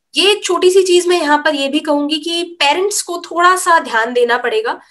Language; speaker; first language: Hindi; native; Hindi